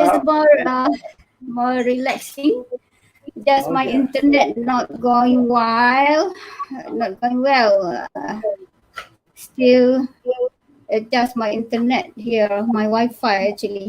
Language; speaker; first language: English; non-native, learner; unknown